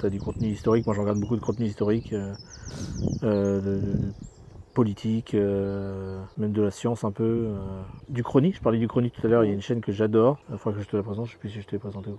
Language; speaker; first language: French; native; French